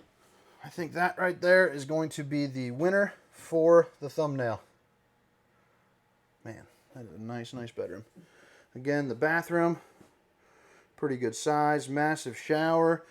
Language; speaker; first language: English; native; English